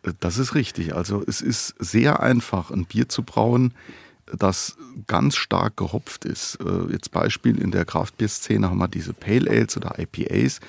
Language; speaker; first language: German; native; German